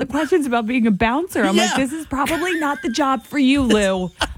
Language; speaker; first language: English; native; English